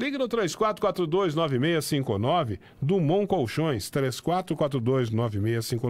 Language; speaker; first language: Portuguese; native; Portuguese